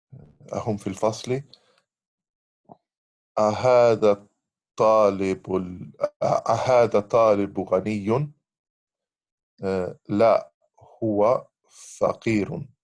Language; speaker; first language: Arabic; non-native, learner; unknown